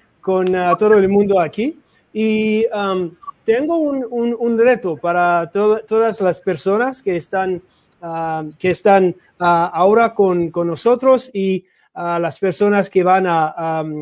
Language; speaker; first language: Spanish; non-native, learner; English